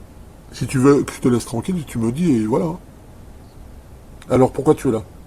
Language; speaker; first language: French; native; French